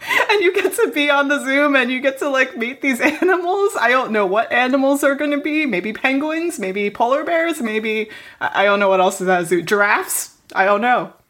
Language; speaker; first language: English; non-native, local second language; Cantonese